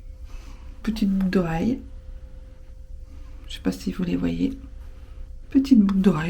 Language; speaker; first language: French; native; French